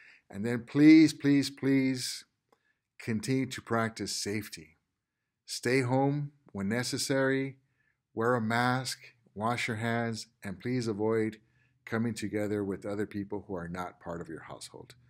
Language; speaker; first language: English; early bilingual, other home language; Spanish